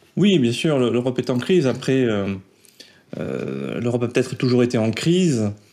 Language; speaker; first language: French; native; French